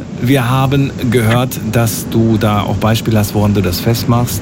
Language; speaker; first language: German; native; German